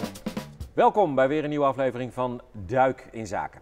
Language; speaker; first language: Dutch; native; Dutch